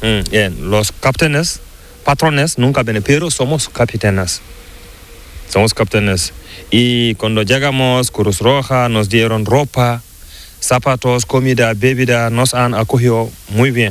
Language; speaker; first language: Spanish; non-native, learner; Fula